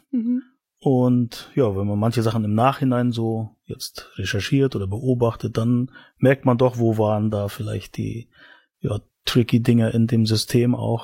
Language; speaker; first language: German; native; German